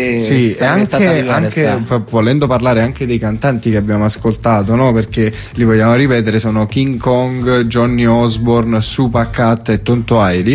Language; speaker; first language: Italian; native; Italian